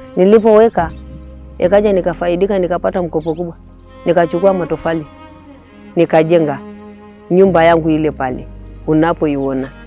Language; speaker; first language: Swahili; non-native, local second language; Masai